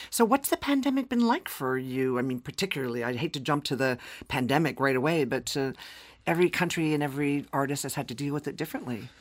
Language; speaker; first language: English; native; English